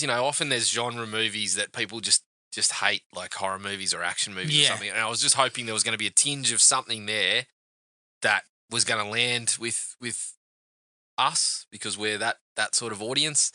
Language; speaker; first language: English; native; English